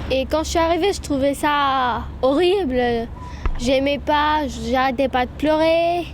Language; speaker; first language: French; early bilingual, other home language; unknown